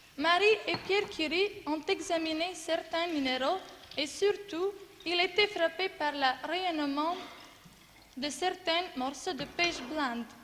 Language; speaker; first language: French; non-native, learner; Macedonian